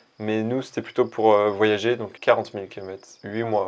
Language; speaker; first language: French; native; French